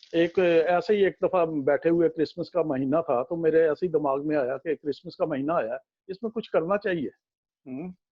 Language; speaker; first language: Hindi; non-native, local second language; Punjabi